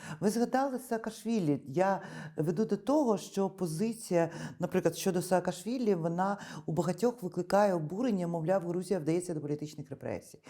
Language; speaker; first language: Ukrainian; native; Ukrainian